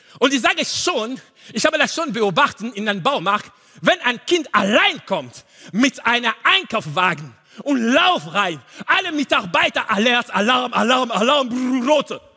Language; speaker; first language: German; non-native, learner; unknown